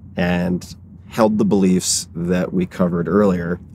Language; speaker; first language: English; native; English